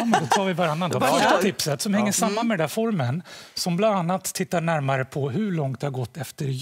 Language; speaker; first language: Swedish; native; Swedish